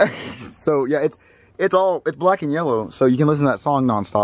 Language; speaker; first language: English; native; English